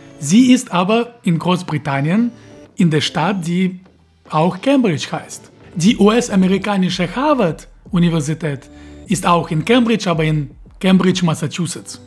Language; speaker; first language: German; non-native, fluent; Russian